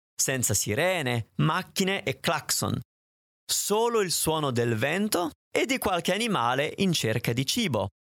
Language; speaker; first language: Italian; native; Italian